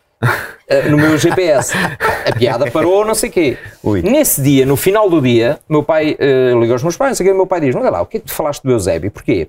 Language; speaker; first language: Portuguese; native; Portuguese